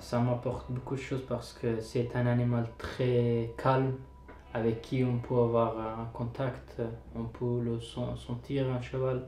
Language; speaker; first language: French; non-native, fluent; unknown